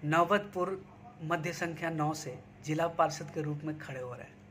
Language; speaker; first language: Hindi; native; Hindi